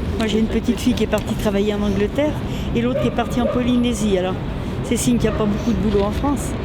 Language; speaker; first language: French; native; French